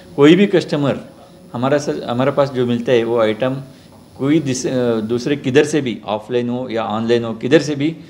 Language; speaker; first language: Hindi; non-native, local second language; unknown